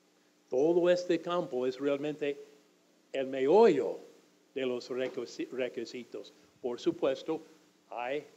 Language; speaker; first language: Spanish; non-native, fluent; English